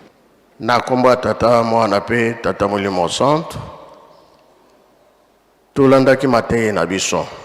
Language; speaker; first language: Lingala; non-native, local second language; Kongo